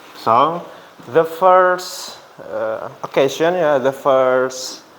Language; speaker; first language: English; non-native, fluent; Indonesian